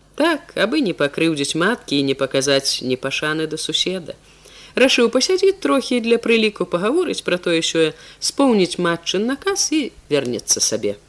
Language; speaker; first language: Belarusian; native; Belarusian